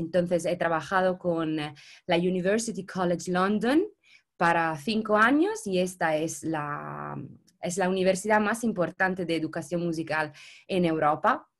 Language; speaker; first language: Spanish; non-native, fluent; Italian